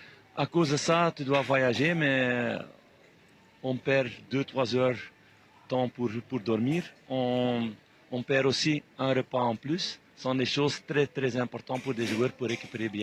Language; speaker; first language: French; non-native, fluent; Dutch